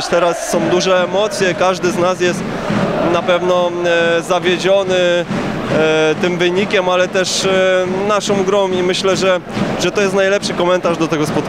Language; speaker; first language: Polish; native; Polish